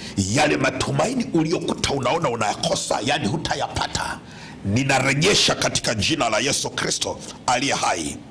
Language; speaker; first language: Swahili; native; Swahili